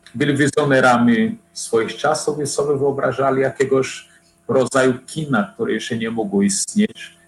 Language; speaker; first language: Polish; non-native, fluent; Portuguese